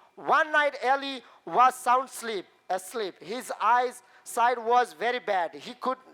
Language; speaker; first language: English; non-native, local second language; Nepali